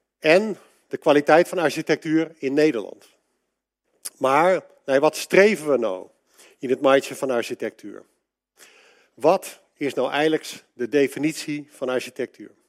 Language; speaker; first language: Dutch; native; Dutch